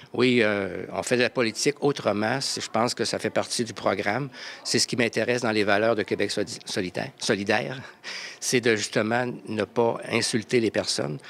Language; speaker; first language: French; native; French